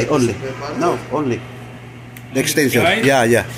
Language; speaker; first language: English; non-native, local second language; Filipino